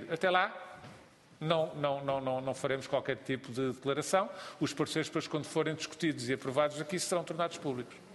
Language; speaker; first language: Portuguese; native; Portuguese